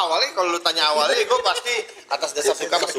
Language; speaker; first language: Indonesian; native; Indonesian